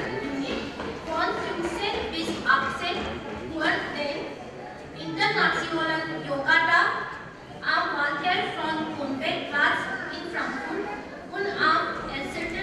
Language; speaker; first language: German; non-native, fluent; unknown